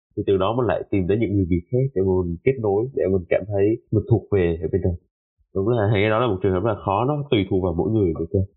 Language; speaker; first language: Vietnamese; native; Vietnamese